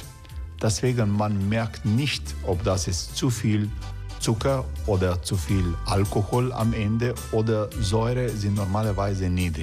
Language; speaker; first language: German; non-native, fluent; Croatian